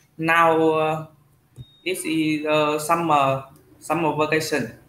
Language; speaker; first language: English; non-native, learner; Vietnamese